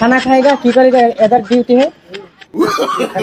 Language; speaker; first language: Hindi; non-native, learner; Bangla